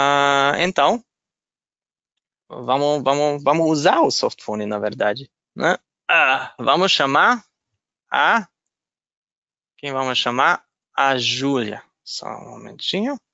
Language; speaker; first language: Portuguese; non-native, fluent; German